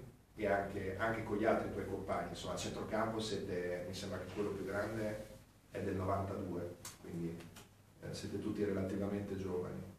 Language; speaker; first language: Italian; native; Italian